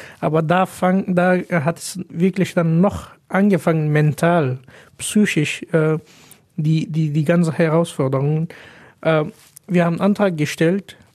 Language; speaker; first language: German; non-native, fluent; Pashto